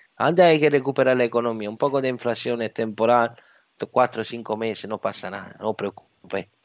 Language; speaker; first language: Spanish; non-native, fluent; Italian